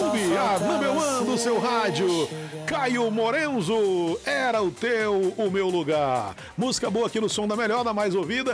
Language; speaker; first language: Portuguese; native; Portuguese